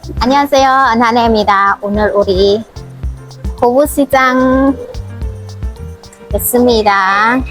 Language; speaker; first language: Korean; non-native, learner; Vietnamese